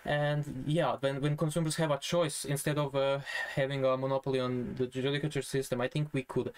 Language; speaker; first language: English; non-native, fluent; Croatian